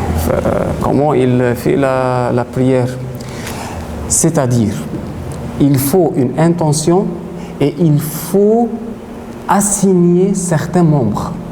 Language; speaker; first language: French; non-native, fluent; Arabic